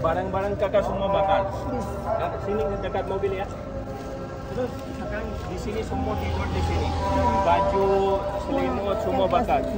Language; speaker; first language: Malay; non-native, learner; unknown